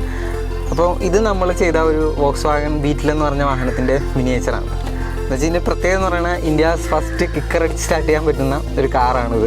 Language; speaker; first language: Malayalam; native; Malayalam